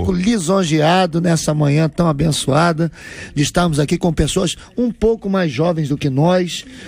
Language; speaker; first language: Portuguese; native; Portuguese